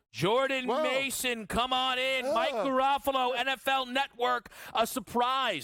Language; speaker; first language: English; native; English